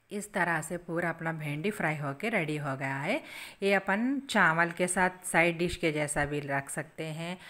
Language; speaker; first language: Hindi; native; Hindi